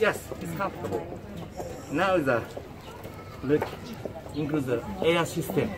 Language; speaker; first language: English; non-native, learner; Japanese